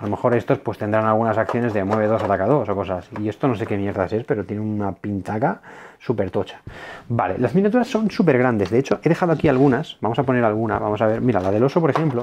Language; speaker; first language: Spanish; native; Spanish